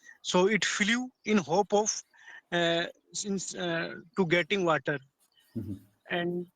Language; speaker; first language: English; non-native, learner; Hindi